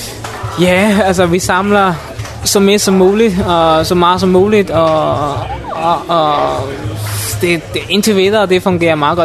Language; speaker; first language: Danish; non-native, learner; Mon